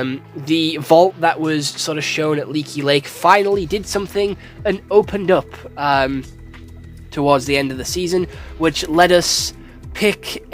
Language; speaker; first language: English; native; English